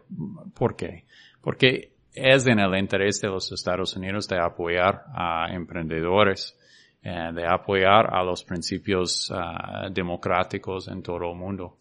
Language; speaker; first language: Spanish; non-native, fluent; English